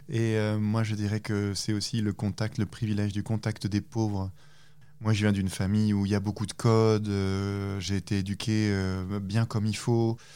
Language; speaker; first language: French; native; French